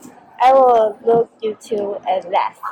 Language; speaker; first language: English; non-native, learner; Chinese